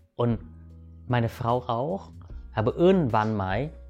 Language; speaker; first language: German; non-native, fluent; Vietnamese